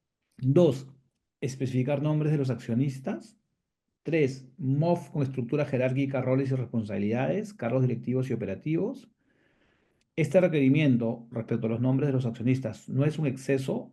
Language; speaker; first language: Spanish; native; Spanish